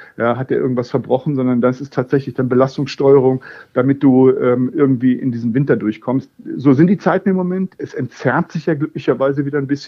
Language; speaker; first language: German; native; German